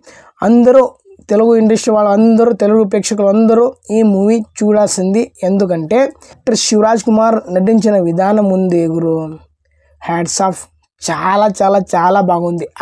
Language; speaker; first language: Telugu; non-native, local second language; Kannada